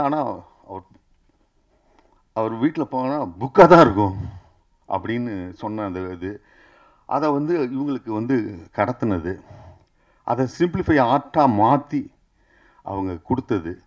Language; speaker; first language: Tamil; native; Tamil